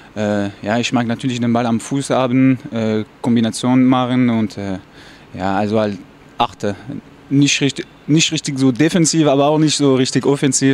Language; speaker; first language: German; non-native, fluent; French